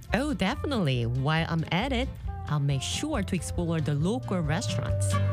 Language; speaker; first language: English; non-native, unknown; Korean